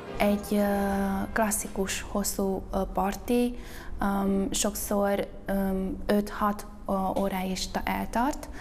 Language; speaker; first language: Hungarian; early bilingual, other home language; Vietnamese